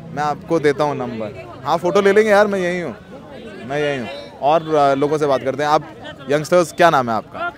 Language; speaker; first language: Hindi; native; Hindi